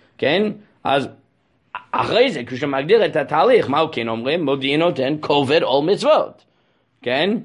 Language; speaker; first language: Hebrew; non-native, fluent; English